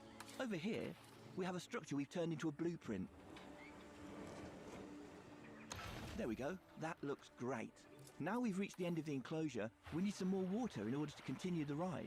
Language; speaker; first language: English; native; English